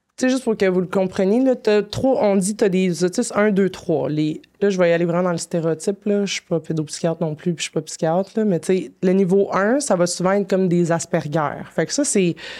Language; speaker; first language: French; native; French